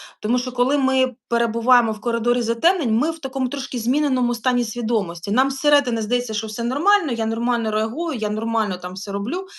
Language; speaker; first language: Ukrainian; native; Ukrainian